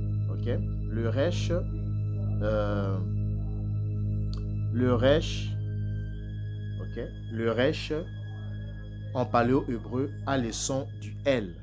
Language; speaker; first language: French; non-native, local second language; Kongo